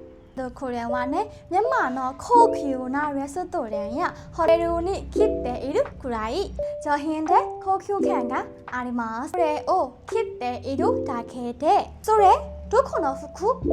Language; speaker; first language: Japanese; non-native, learner; Burmese